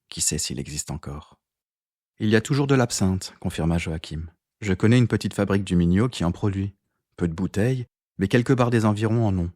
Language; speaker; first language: French; native; French